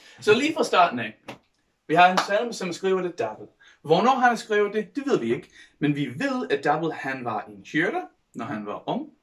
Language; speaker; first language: Danish; non-native, fluent; English